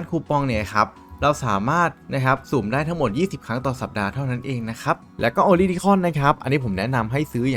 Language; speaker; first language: Thai; native; Thai